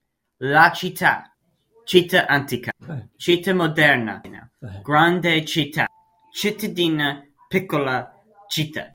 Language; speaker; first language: Italian; non-native, learner; English